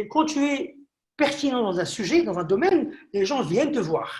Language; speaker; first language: French; non-native, local second language; Arabic